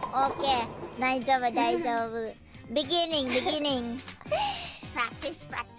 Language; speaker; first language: Japanese; non-native, learner; Indonesian